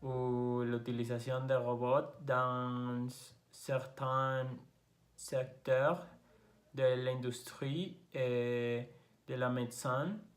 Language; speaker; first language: French; non-native, learner; Spanish